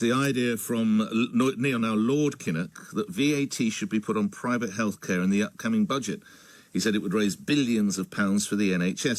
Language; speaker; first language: English; native; English